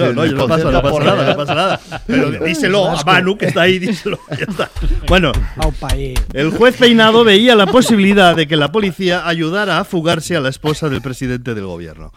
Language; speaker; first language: Spanish; native; Spanish